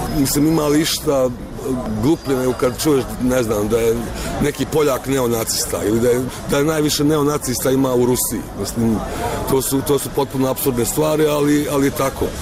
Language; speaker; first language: Croatian; native; Croatian